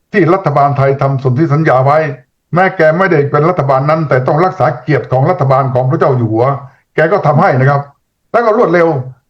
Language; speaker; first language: Thai; native; Thai